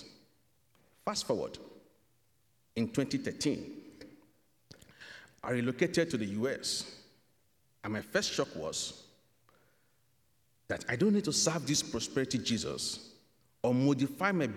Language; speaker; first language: English; non-native, local second language; Yoruba